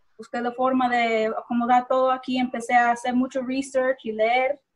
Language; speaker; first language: Spanish; early bilingual, heritage; Spanish